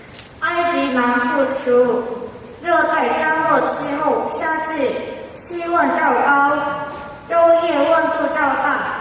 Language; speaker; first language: Chinese; non-native, learner; Korean